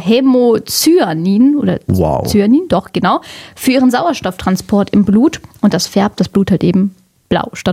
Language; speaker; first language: German; native; German